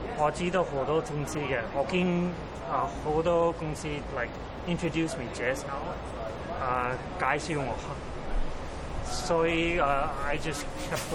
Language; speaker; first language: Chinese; non-native, local second language; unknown